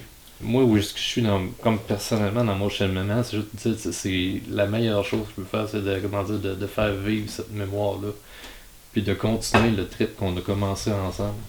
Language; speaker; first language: French; native; French